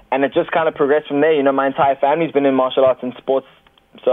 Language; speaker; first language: English; native; English